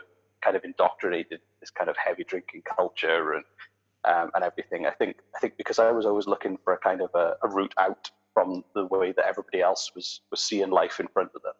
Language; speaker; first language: English; native; English